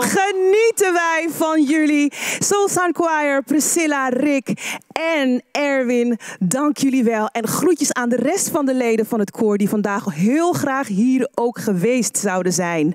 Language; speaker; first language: Dutch; native; Dutch